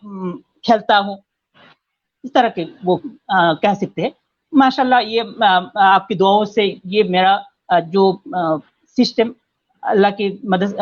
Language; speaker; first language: Hindi; non-native, fluent; Bangla